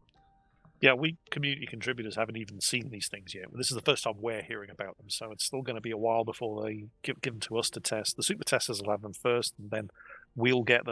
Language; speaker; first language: English; native; English